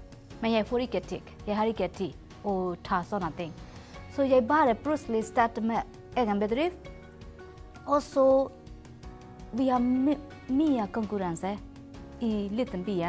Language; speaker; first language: Norwegian; non-native, learner; Burmese